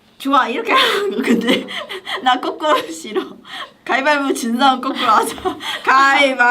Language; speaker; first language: Korean; non-native, fluent; Chinese